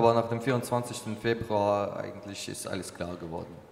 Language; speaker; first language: German; non-native, learner; Ukrainian